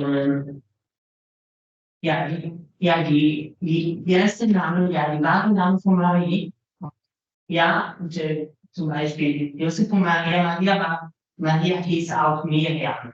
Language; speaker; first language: German; non-native, learner; Italian